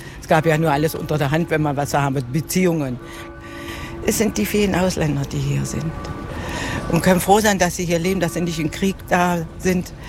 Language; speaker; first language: German; native; German